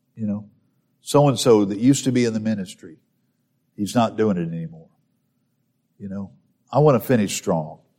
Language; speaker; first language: English; native; English